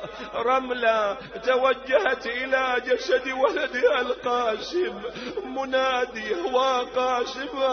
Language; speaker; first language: Arabic; native; Arabic